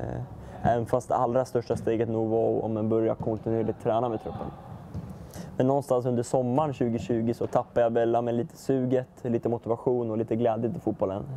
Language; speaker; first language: Swedish; native; Swedish